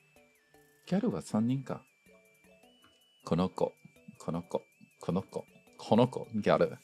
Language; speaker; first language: Japanese; non-native, learner; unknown